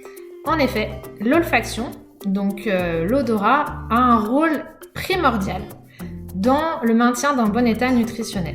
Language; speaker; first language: French; native; French